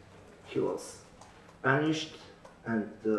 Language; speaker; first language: English; non-native, learner; Bulgarian